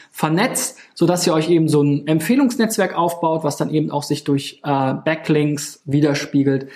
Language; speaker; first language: German; native; German